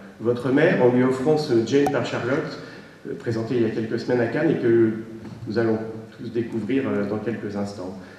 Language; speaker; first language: French; native; French